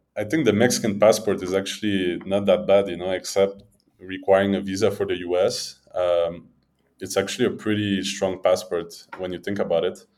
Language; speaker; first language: English; native; English